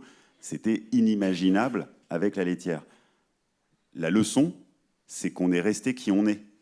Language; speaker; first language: French; native; French